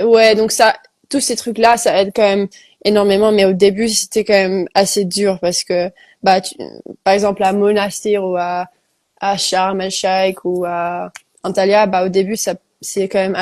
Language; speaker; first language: French; early bilingual, heritage; Dutch